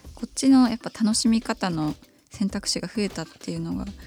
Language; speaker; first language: Japanese; native; Japanese